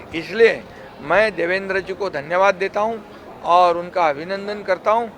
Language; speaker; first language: Hindi; non-native, local second language; Marathi